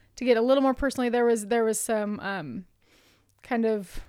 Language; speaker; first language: English; native; English